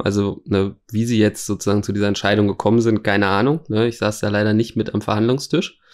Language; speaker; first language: German; native; German